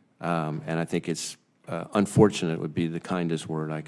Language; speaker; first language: English; native; English